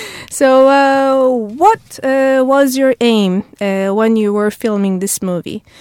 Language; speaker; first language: English; non-native, fluent; Turkish